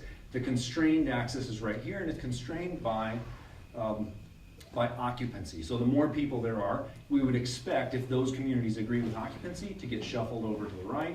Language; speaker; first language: English; native; English